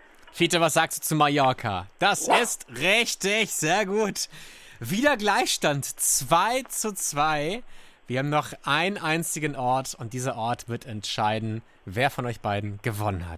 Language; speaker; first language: German; native; German